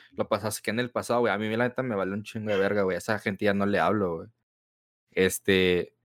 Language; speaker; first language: Spanish; early bilingual, heritage; Spanish